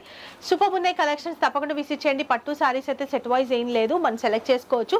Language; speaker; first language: Telugu; native; Telugu